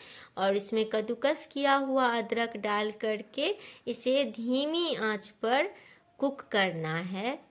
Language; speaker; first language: Hindi; native; Hindi